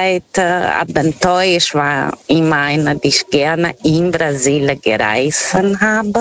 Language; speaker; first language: German; non-native, learner; Portuguese